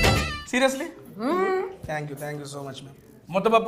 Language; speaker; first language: Telugu; native; Telugu